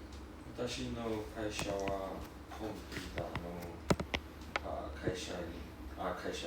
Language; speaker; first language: Japanese; non-native, learner; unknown